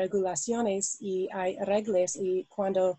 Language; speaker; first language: Spanish; non-native, learner; English